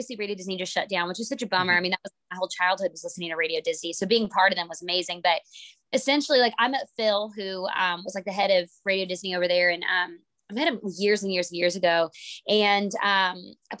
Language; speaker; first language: English; native; English